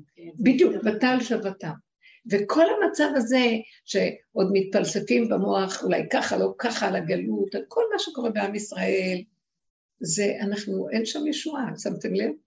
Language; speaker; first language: Hebrew; native; Hebrew